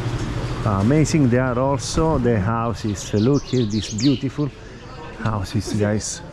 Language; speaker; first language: English; non-native, fluent; Italian